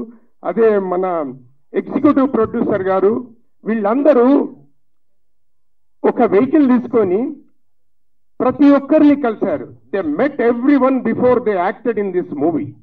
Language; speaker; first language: Telugu; native; Telugu